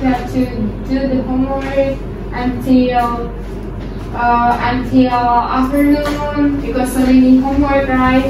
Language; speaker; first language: English; non-native, learner; Indonesian